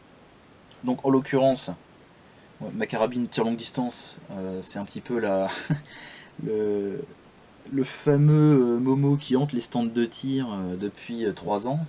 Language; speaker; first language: French; native; French